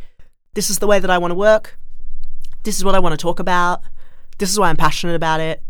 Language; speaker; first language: English; native; English